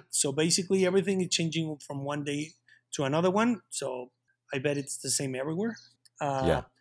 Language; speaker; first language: English; non-native, fluent; Spanish